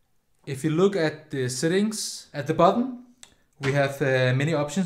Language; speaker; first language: English; non-native, fluent; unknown